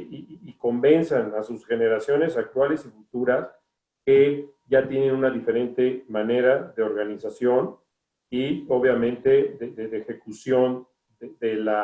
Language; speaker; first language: Spanish; native; Spanish